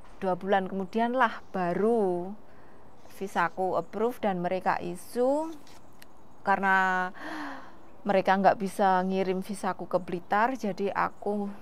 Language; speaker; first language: Indonesian; non-native, local second language; Javanese